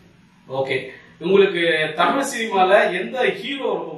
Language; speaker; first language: Tamil; native; Tamil